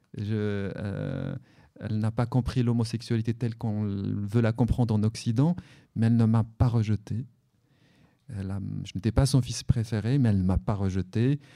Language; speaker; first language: French; non-native, local second language; Arabic